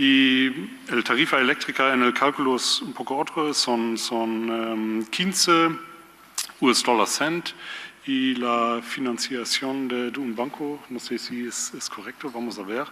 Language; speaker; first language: Spanish; non-native, learner; German